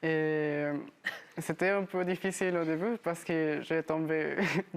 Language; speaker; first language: French; non-native, learner; Spanish